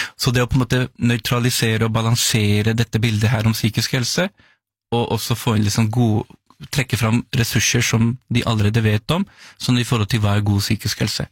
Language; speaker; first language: Norwegian; early bilingual, other home language; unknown